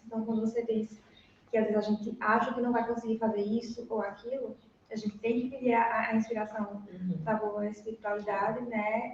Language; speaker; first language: Portuguese; native; Portuguese